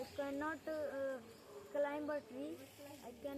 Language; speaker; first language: English; non-native, learner; Hindi